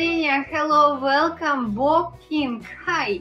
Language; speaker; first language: English; non-native, learner; Russian